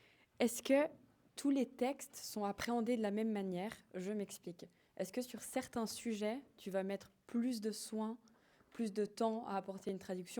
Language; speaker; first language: French; native; French